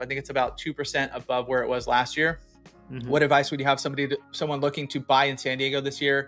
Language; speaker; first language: English; native; English